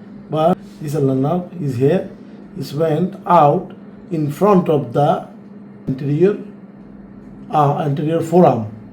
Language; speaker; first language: English; non-native, local second language; Bangla